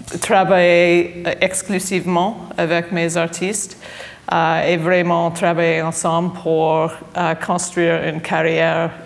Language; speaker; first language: French; non-native, fluent; English